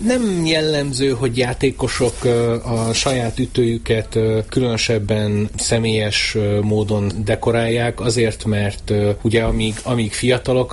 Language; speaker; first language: Hungarian; native; Hungarian